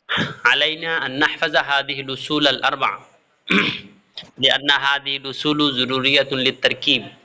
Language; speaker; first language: Arabic; non-native, fluent; Bangla